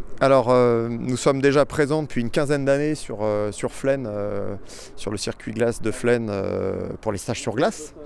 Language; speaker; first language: French; native; French